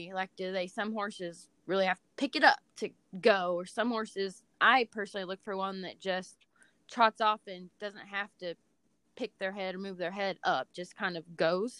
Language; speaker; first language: English; native; English